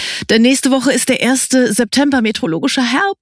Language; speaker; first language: German; native; German